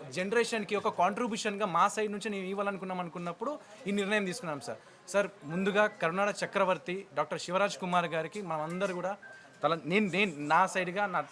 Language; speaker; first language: Telugu; native; Telugu